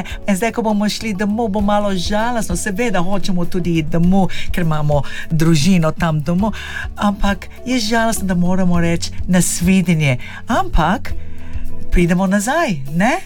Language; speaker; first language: Slovenian; early bilingual, heritage; Slovenian